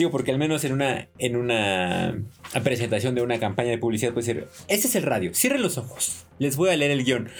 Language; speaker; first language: Spanish; native; Spanish